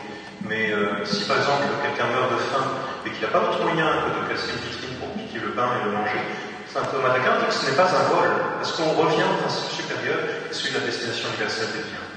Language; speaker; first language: French; native; French